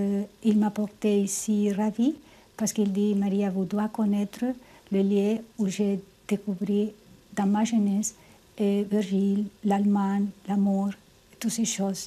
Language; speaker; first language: French; non-native, fluent; Spanish